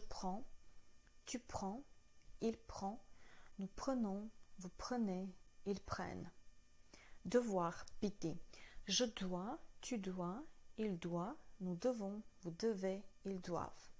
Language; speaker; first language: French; non-native, fluent; Armenian